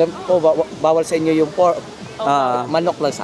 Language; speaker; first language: Filipino; native; Filipino